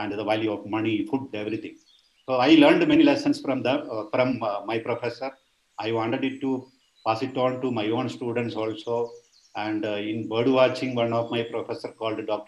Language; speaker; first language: English; non-native, local second language; Malayalam